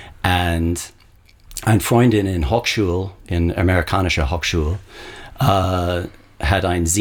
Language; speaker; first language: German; non-native, learner; English